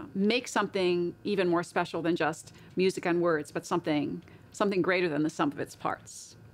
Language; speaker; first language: English; native; English